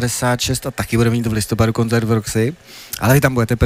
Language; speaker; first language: Czech; native; Czech